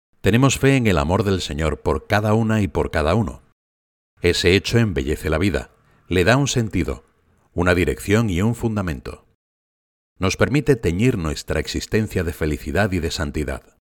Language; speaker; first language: Spanish; native; Spanish